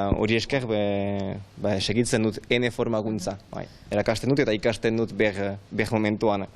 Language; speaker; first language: Basque; non-native, local second language; French